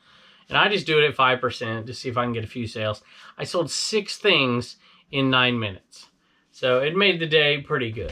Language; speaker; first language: English; native; English